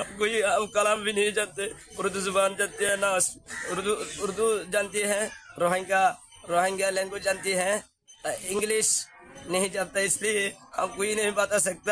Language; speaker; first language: Hindi; non-native, learner; Rohingya